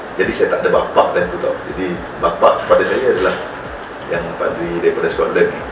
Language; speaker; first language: Malay; non-native, local second language; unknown